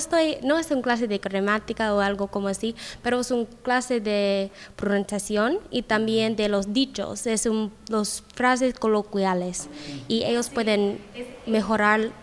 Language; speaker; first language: Spanish; non-native, learner; English